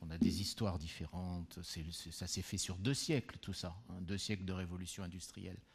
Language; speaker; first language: French; native; French